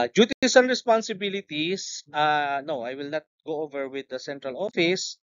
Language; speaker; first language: English; non-native, local second language; Filipino